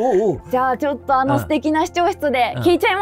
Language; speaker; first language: Japanese; native; Japanese